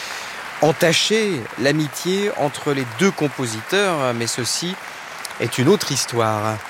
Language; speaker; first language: French; native; French